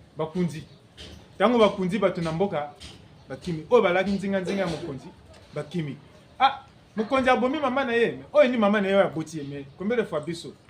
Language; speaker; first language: Lingala; non-native, local second language; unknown